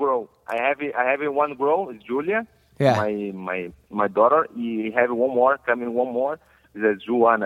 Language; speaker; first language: English; non-native, learner; Portuguese